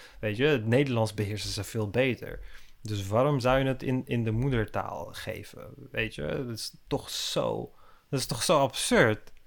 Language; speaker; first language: Dutch; early bilingual, other home language; Turkish